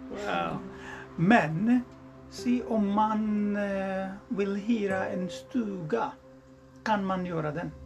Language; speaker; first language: Swedish; non-native, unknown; Nepali